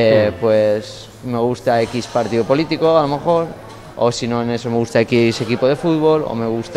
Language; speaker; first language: Spanish; native; Spanish